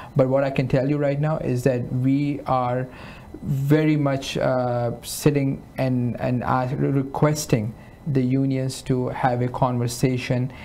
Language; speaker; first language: English; non-native, local second language; Hindi